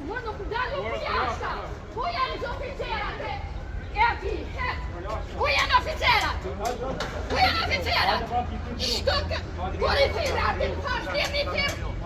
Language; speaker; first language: Albanian; native; Albanian